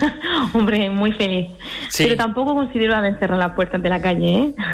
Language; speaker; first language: Spanish; early bilingual, heritage; French